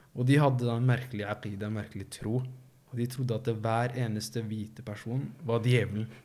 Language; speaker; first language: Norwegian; native; Norwegian